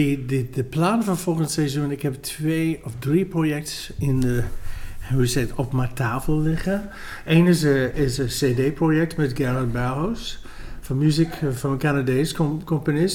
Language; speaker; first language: Dutch; non-native, fluent; English